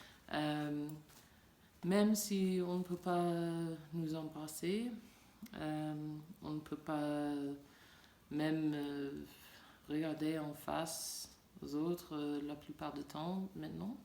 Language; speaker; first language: French; non-native, learner; English